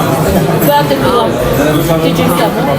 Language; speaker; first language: Polish; non-native, learner; Ukrainian